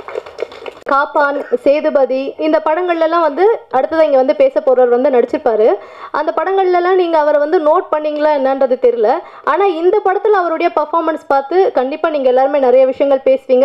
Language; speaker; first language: Tamil; native; Tamil